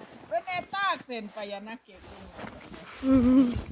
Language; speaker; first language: Finnish; non-native, learner; Thai